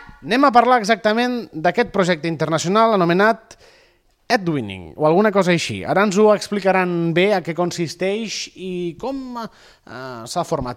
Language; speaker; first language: Catalan; native; Catalan